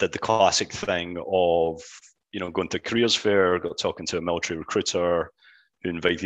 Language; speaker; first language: English; native; English